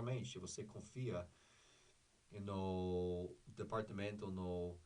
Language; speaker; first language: Portuguese; non-native, fluent; English